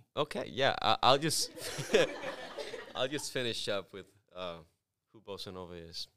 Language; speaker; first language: English; non-native, fluent; Spanish